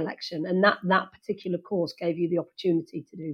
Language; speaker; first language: English; native; English